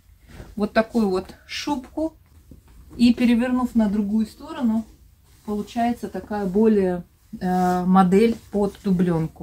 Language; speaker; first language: Russian; native; Russian